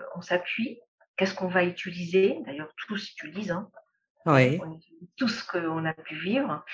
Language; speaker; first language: French; non-native, local second language; Arabic